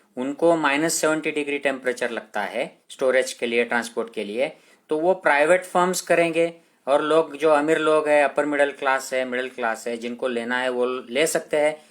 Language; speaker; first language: Hindi; non-native, local second language; Marathi